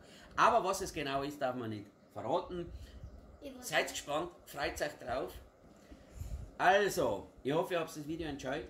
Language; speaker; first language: German; native; German